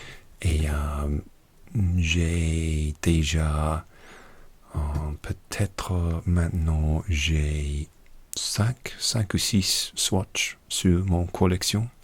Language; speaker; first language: French; non-native, learner; English